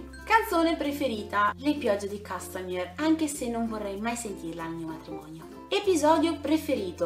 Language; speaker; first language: Italian; native; Italian